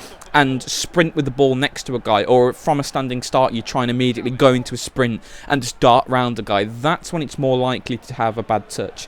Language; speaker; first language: English; native; English